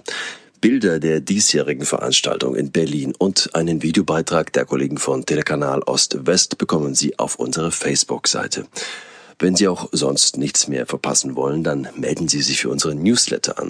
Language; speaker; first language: German; native; German